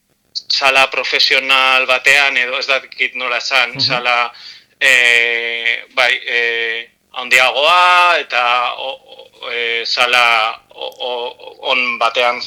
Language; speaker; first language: Basque; non-native, local second language; Spanish